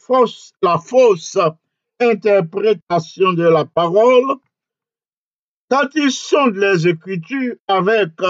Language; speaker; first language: French; non-native, local second language; Haitian Creole